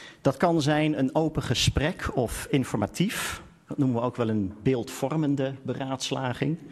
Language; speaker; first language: Dutch; native; Dutch